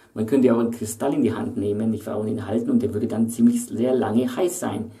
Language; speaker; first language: German; native; German